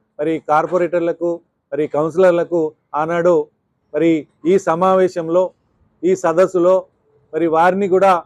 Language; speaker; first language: Telugu; non-native, local second language; Lambadi